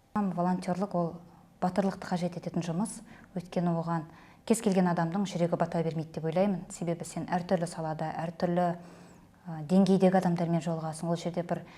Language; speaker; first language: Kazakh; native; Kazakh